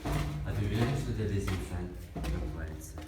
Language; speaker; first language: Russian; native; Russian